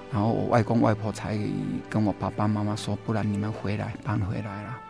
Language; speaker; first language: Chinese; native; Chinese